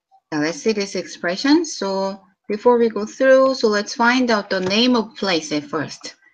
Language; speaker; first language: English; non-native, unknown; Korean